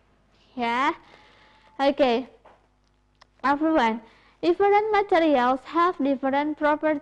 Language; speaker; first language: English; non-native, fluent; Indonesian